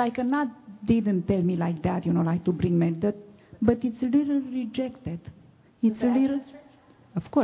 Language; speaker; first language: English; non-native, learner; Romanian